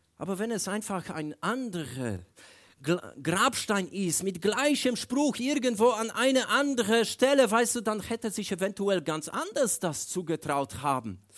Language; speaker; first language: German; non-native, fluent; Polish